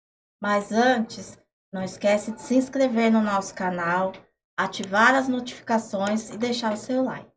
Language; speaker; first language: Portuguese; native; Portuguese